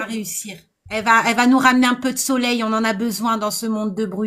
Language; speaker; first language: French; native; French